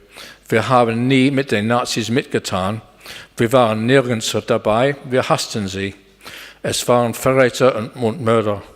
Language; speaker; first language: German; non-native, fluent; English